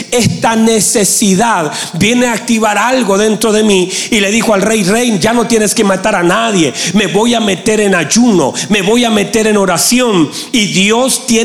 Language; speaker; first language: Spanish; native; Spanish